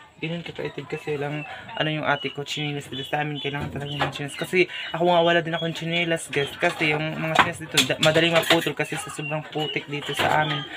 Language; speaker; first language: Filipino; non-native, local second language; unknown